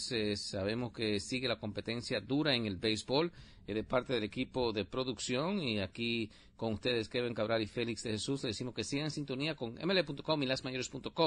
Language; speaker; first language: Spanish; native; Spanish